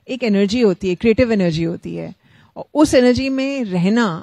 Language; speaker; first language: Hindi; native; Hindi